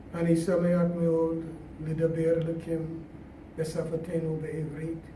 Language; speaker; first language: Hebrew; non-native, learner; English